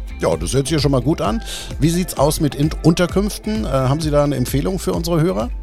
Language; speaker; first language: German; native; German